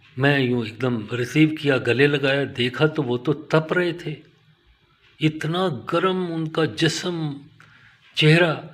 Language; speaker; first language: Urdu; native; Urdu